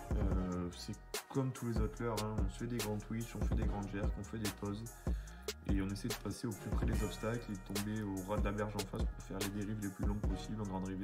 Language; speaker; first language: French; native; French